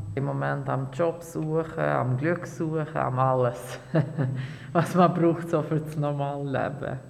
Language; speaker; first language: German; non-native, fluent; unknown